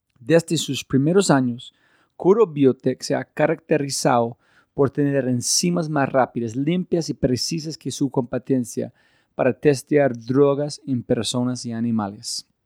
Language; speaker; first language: Spanish; non-native, fluent; English